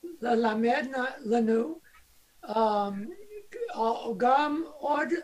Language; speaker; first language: Hebrew; non-native, learner; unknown